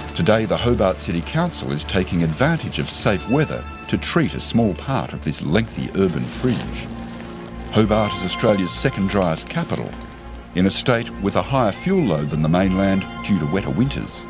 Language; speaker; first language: English; native; English